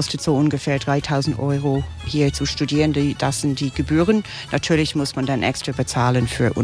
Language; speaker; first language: German; non-native, fluent; English